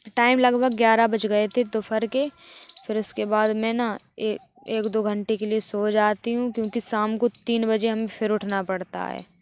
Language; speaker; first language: Hindi; native; Hindi